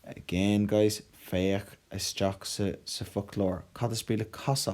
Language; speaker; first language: Irish; non-native, local second language; English